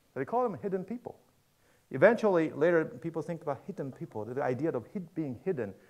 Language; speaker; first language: English; non-native, fluent; Chinese